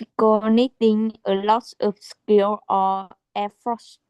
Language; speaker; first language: English; non-native, learner; Vietnamese